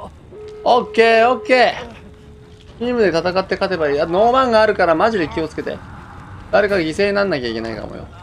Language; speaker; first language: Japanese; native; Japanese